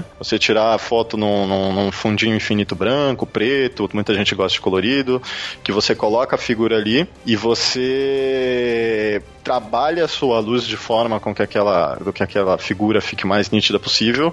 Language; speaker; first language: Portuguese; native; Portuguese